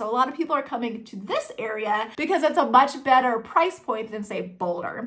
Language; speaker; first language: English; native; English